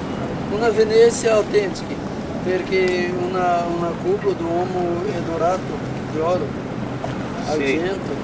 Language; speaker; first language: Italian; non-native, learner; Portuguese